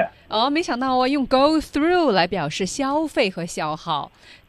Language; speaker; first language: Chinese; native; Chinese